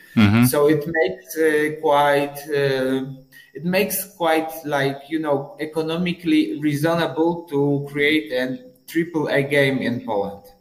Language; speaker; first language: English; non-native, fluent; Polish